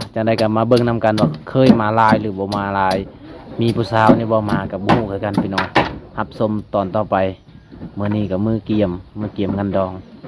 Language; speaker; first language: Lao; non-native, local second language; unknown